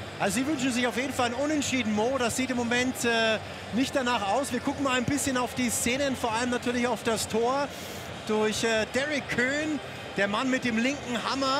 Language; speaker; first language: German; native; German